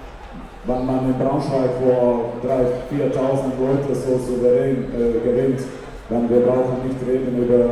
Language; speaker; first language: German; non-native, fluent; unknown